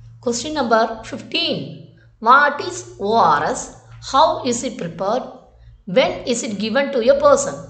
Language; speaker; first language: English; non-native, local second language; Tamil